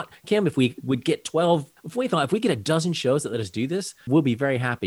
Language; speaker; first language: English; native; English